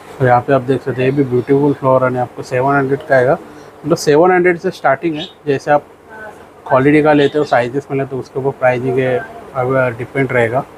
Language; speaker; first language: Hindi; non-native, local second language; Marathi